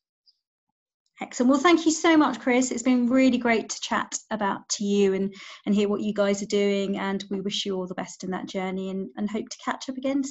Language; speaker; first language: English; native; English